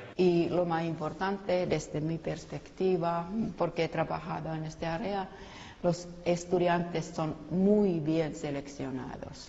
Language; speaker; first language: Spanish; non-native, fluent; Finnish